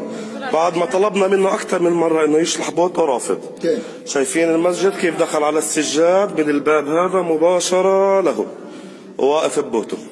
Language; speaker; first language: Arabic; native; Arabic